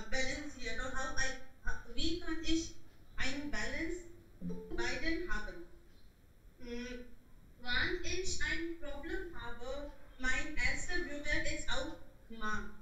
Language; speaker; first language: German; non-native, learner; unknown